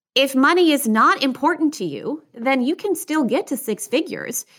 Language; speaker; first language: English; native; English